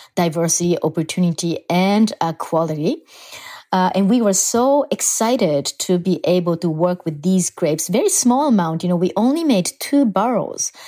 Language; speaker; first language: English; non-native, fluent; Japanese